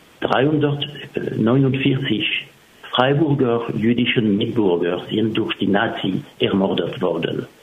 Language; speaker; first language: German; non-native, fluent; French